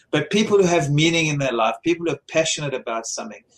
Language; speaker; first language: English; native; English